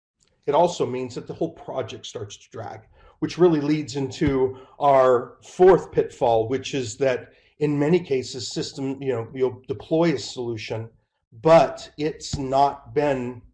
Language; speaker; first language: English; native; English